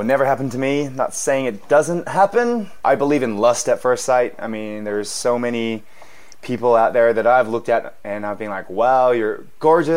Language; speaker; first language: English; native; English